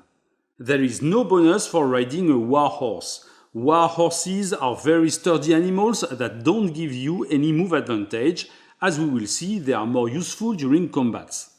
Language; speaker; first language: English; non-native, fluent; French